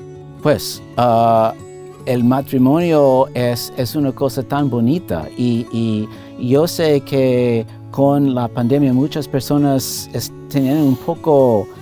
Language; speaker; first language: Spanish; non-native, fluent; English